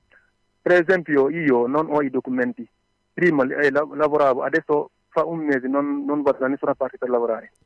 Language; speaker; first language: Italian; non-native, learner; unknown